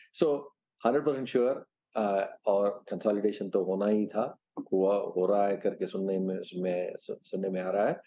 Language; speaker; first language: Hindi; non-native, local second language; Telugu